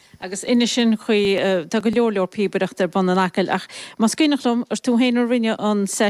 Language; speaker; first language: Irish; native; Irish